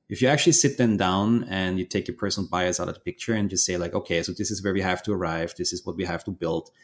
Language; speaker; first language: English; non-native, fluent; German